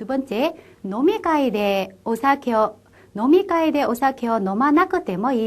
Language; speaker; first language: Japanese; non-native, fluent; Korean